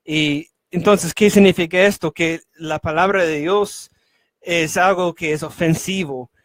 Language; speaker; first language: Spanish; non-native, fluent; English